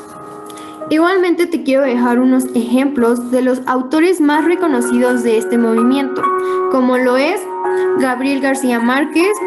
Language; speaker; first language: Spanish; native; Spanish